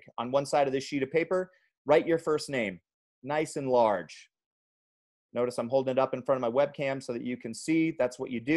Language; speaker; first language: English; native; English